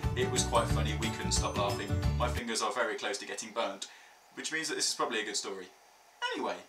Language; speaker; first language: English; native; English